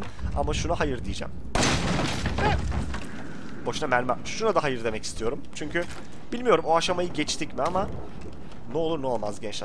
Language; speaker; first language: Turkish; native; Turkish